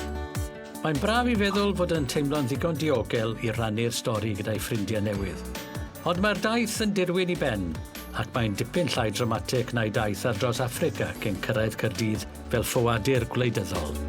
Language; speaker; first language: Welsh; native; Welsh